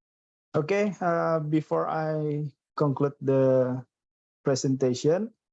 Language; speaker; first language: English; non-native, fluent; Indonesian